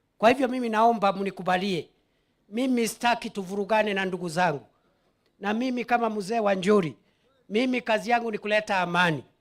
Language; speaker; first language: Swahili; non-native, local second language; Meru